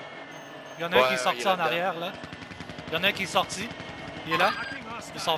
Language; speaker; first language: French; native; French